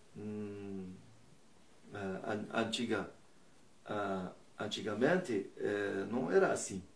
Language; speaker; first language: Portuguese; non-native, learner; Persian